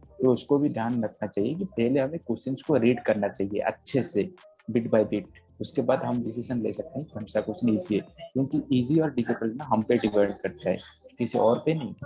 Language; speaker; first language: Hindi; non-native, local second language; Odia